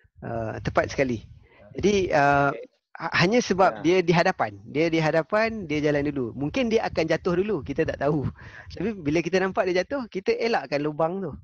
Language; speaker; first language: Malay; native; Malay